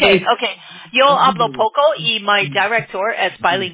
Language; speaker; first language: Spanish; non-native, learner; English